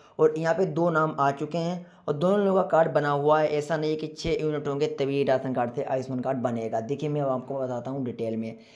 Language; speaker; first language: Hindi; native; Hindi